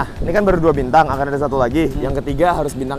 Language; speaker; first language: Indonesian; native; Indonesian